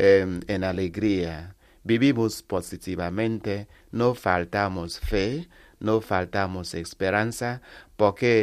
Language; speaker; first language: Spanish; non-native, learner; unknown